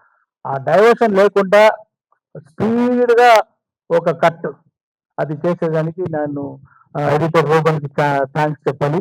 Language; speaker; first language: Telugu; non-native, fluent; Tamil